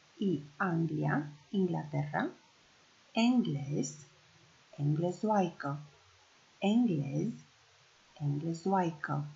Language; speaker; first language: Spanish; non-native, fluent; Romanian